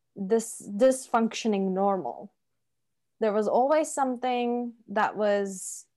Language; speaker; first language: English; non-native, fluent; Turkish